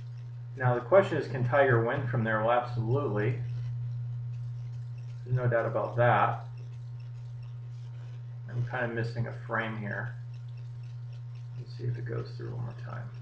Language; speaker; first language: English; native; English